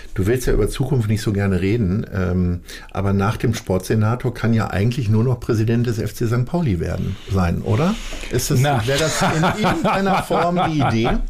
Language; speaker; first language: German; native; German